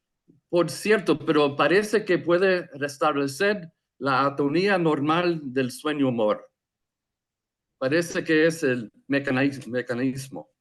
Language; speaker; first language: Spanish; non-native, fluent; English